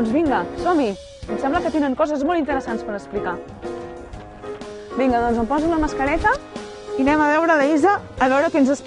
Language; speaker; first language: Catalan; native; Catalan